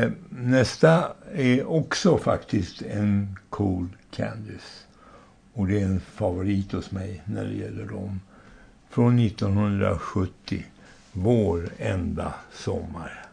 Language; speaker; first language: Swedish; native; Swedish